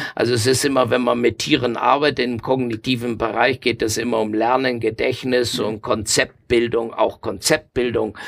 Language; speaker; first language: German; non-native, fluent; Spanish